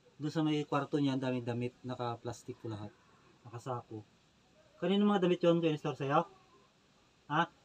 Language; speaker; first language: Filipino; native; Filipino